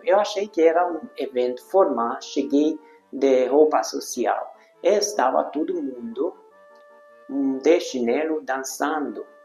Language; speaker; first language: Portuguese; non-native, fluent; Hungarian